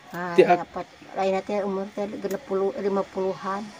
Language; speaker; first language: Indonesian; non-native, local second language; Sundanese